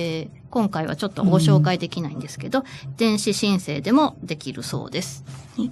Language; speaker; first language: Japanese; native; Japanese